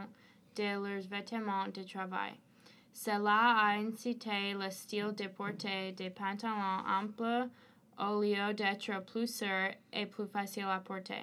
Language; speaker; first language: French; non-native, learner; English